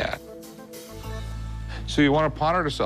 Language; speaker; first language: English; native; English